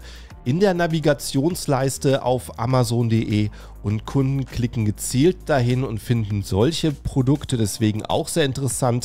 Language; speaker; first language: German; native; German